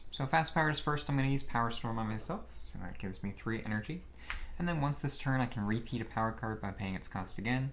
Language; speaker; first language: English; native; English